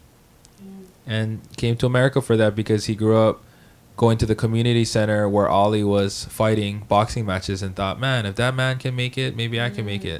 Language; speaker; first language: English; native; English